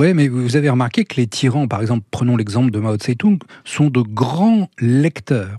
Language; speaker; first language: French; native; French